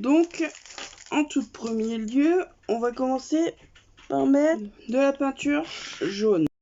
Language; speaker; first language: French; native; French